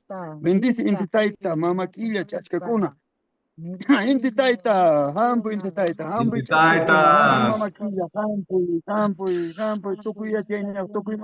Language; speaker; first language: Spanish; non-native, local second language; Quechua